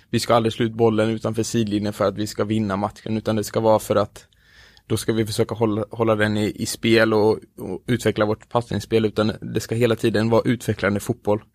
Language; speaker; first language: Swedish; native; Swedish